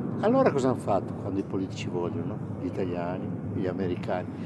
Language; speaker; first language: Italian; native; Italian